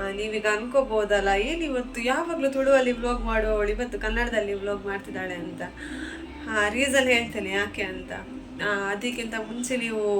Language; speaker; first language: Kannada; non-native, local second language; Tulu